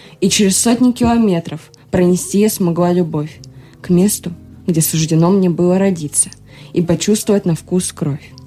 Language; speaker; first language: Russian; native; Russian